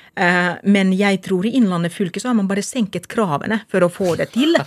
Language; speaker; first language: Norwegian; non-native, fluent; Finnish